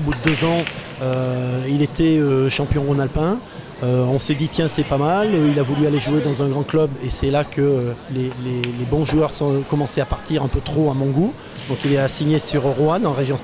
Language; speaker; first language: French; native; French